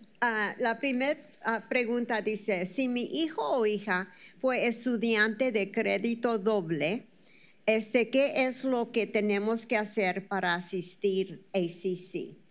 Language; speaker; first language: Spanish; early bilingual, heritage; Spanish